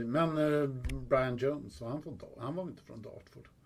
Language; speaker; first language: Swedish; native; Swedish